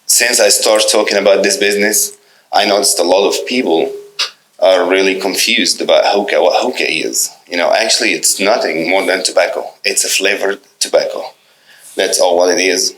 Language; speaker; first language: English; non-native, fluent; Arabic